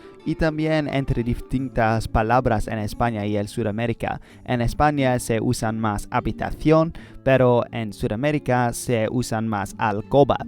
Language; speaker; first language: Spanish; non-native, learner; English